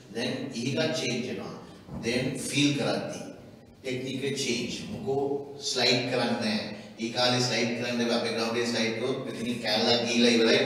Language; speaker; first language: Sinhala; non-native, local second language; Tamil